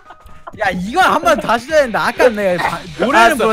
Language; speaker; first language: Korean; native; Korean